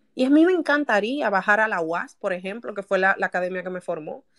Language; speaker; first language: Spanish; native; Spanish